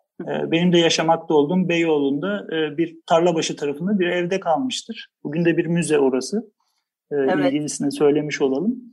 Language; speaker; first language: Turkish; native; Turkish